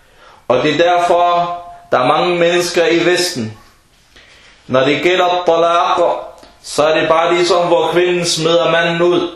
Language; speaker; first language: Danish; early bilingual, other home language; Arabic